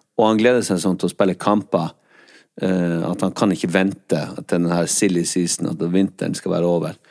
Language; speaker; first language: Norwegian; native; Norwegian